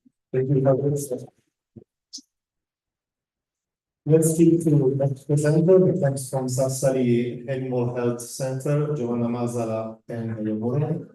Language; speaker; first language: English; non-native, fluent; Italian